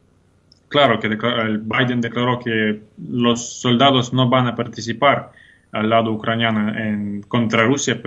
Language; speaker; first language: Spanish; non-native, fluent; Ukrainian